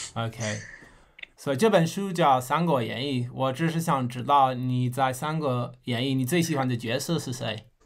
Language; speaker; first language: Chinese; non-native, fluent; English